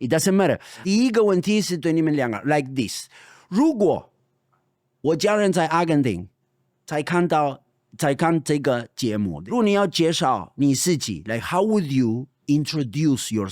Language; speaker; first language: Chinese; non-native, fluent; Spanish